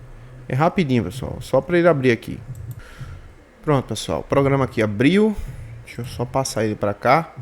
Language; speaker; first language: Portuguese; native; Portuguese